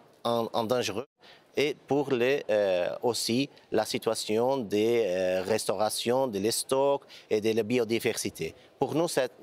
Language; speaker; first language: French; non-native, fluent; Portuguese